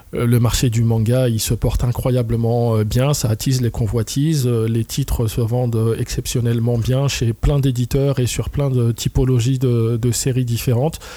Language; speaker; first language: French; native; French